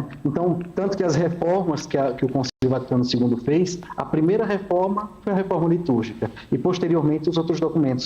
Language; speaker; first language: Portuguese; native; Portuguese